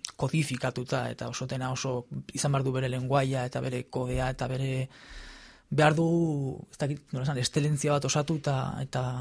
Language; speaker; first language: Basque; native; Basque